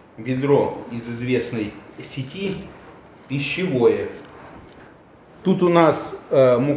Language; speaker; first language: Russian; native; Russian